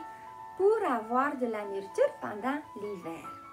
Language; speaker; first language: French; non-native, fluent; Romanian